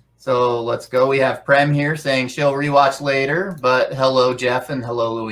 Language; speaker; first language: English; native; English